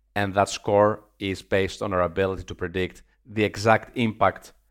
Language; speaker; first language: English; non-native, fluent; Greek